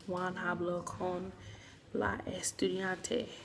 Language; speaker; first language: Spanish; non-native, learner; English